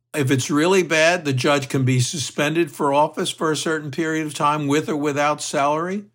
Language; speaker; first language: English; native; English